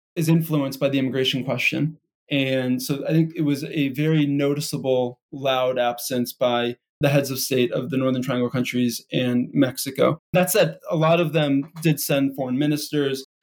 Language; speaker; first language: English; native; English